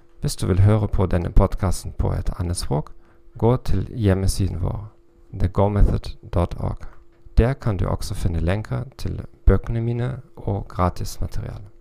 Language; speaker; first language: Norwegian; non-native, learner; German